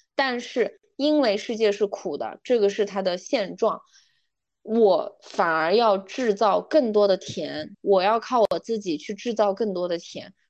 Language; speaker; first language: Chinese; non-native, local second language; Uyghur